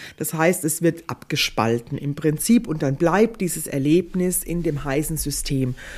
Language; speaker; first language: German; native; German